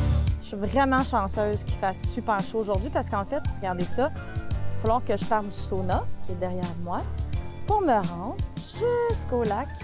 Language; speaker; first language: French; native; French